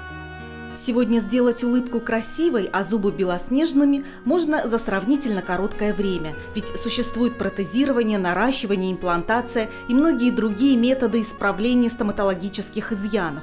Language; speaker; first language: Russian; native; Russian